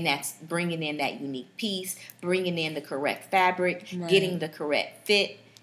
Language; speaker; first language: English; native; English